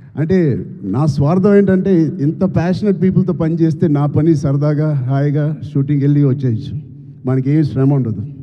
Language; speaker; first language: Telugu; native; Telugu